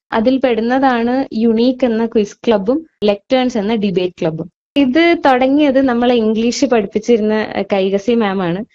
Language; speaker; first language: Malayalam; early bilingual, heritage; Malayalam